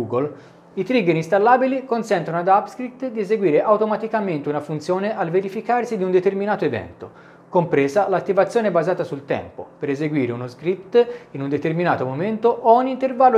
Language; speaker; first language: Italian; native; Italian